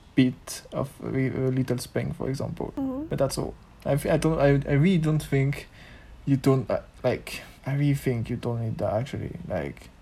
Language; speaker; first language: English; non-native, learner; French